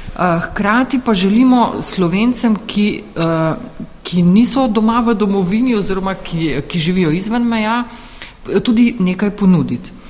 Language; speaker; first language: Slovenian; native; Slovenian